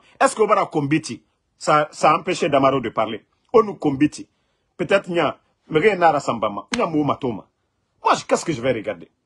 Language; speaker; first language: French; non-native, local second language; Mandingo